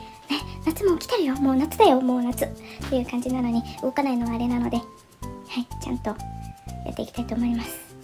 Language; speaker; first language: Japanese; native; Japanese